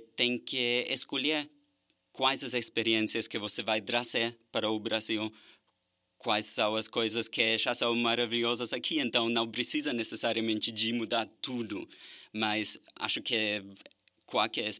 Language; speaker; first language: Portuguese; non-native, fluent; German